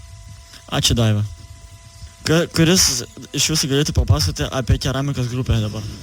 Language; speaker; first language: Lithuanian; non-native, fluent; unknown